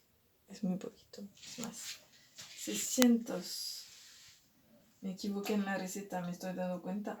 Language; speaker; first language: Spanish; non-native, fluent; French